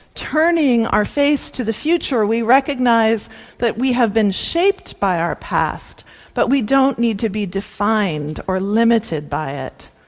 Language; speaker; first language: English; native; English